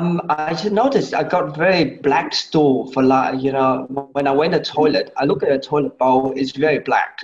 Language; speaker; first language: English; non-native, fluent; Vietnamese